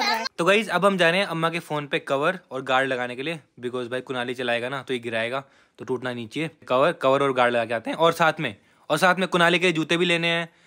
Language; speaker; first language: Hindi; native; Hindi